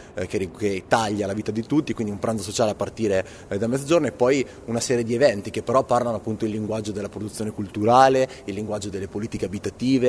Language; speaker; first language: Italian; native; Italian